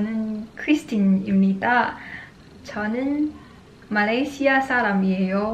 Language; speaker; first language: Korean; non-native, learner; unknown